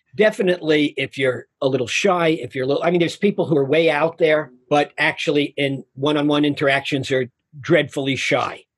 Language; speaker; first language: English; native; English